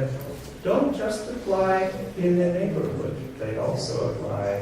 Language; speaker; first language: English; native; English